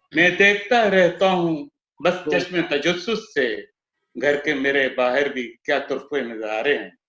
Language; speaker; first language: Urdu; non-native, local second language; Gujarati